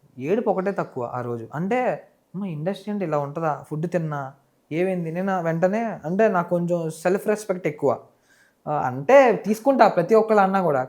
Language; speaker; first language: Telugu; non-native, local second language; Nepali